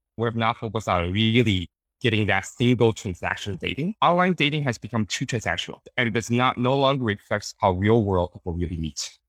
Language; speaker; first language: English; early bilingual, other home language; Chinese